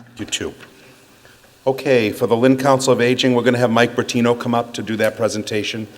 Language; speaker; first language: English; native; English